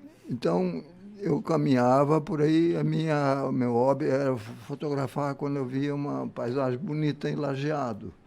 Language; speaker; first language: Portuguese; early bilingual, other home language; German